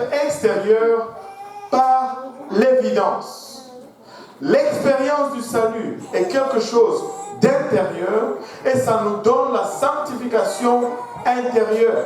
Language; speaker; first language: French; non-native, local second language; Swahili